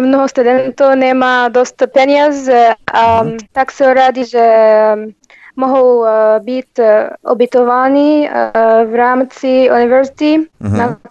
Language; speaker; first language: Czech; non-native, learner; Arabic